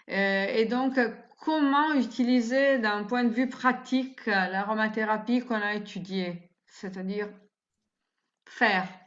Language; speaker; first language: French; non-native, fluent; Italian